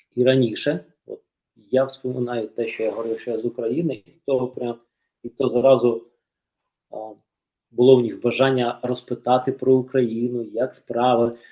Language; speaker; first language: Ukrainian; native; Ukrainian